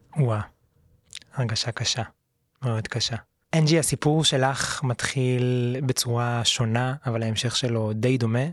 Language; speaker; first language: Hebrew; native; Hebrew